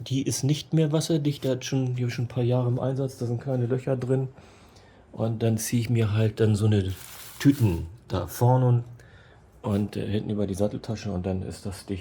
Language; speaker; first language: German; native; German